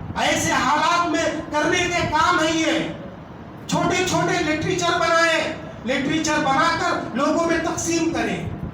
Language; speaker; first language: Urdu; native; Urdu